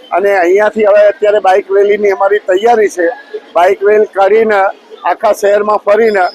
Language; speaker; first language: Gujarati; non-native, local second language; Sindhi